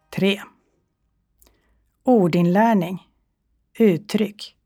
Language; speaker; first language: Swedish; native; Swedish